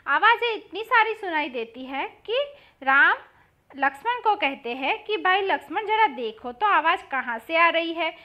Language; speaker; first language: Hindi; non-native, local second language; Gujarati